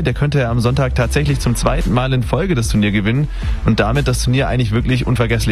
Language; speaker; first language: German; native; German